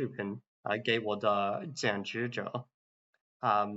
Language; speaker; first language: Chinese; non-native, learner; English